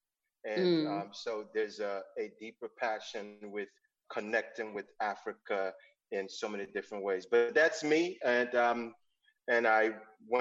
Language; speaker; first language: English; non-native, local second language; Igbo